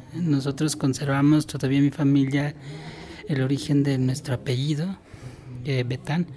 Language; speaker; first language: Spanish; non-native, local second language; Tzotzil